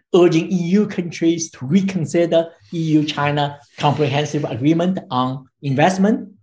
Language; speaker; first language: English; non-native, fluent; Chinese